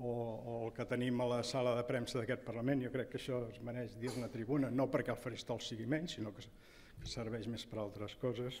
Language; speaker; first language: Catalan; native; Catalan